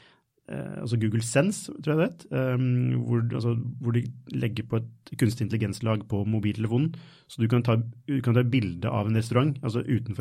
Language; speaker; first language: Norwegian; native; Norwegian